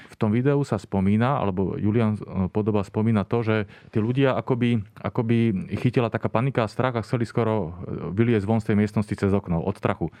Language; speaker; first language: Slovak; native; Slovak